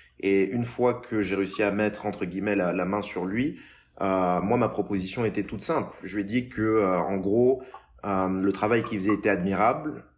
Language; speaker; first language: French; non-native, local second language; Lingala